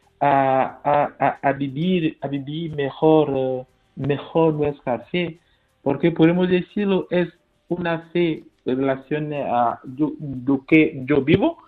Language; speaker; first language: Spanish; non-native, fluent; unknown